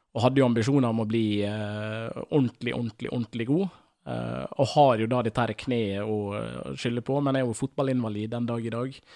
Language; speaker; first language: Norwegian; native; Norwegian